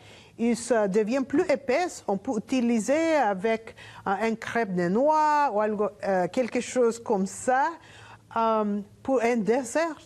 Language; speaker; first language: French; non-native, learner; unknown